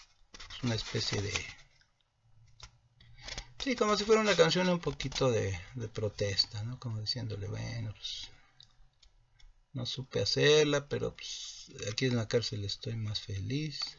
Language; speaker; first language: Spanish; native; Spanish